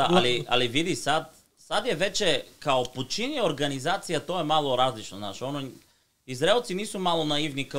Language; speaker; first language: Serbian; non-native, learner; Bulgarian